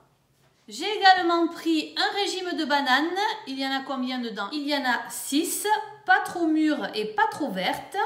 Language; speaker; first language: French; native; French